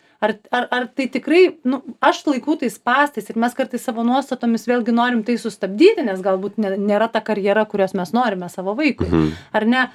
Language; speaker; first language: Lithuanian; native; Lithuanian